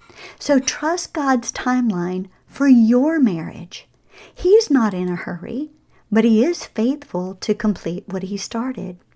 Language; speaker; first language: English; native; English